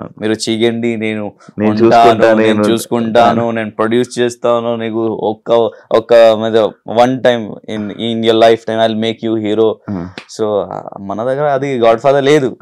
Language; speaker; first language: Telugu; non-native, learner; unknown